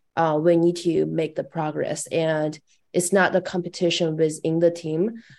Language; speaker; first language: English; non-native, fluent; Chinese